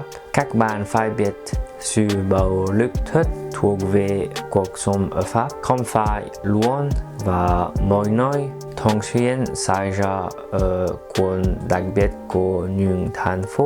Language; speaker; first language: Vietnamese; non-native, learner; French